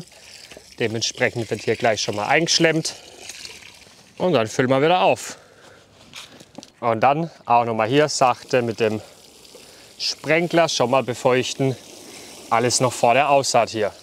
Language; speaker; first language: German; native; German